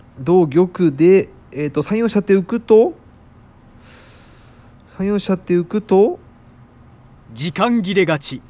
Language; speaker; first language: Japanese; native; Japanese